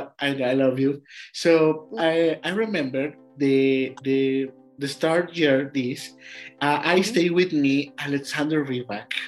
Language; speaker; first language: English; non-native, learner; Spanish